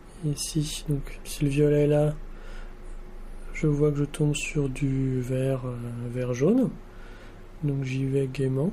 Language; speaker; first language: French; native; French